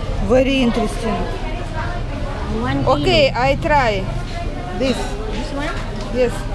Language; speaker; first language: English; non-native, learner; Russian